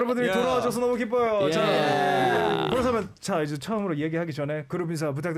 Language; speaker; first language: Korean; native; Korean